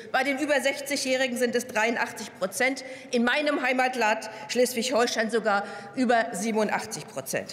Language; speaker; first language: German; native; German